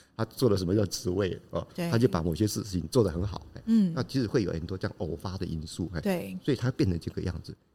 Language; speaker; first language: Chinese; native; Chinese